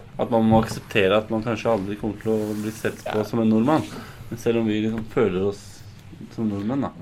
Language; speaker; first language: Norwegian; early bilingual, other home language; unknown